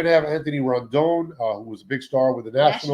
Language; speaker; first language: English; native; English